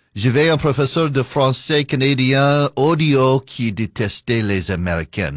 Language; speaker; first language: French; non-native, learner; English